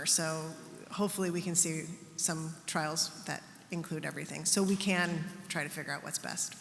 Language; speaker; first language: English; native; English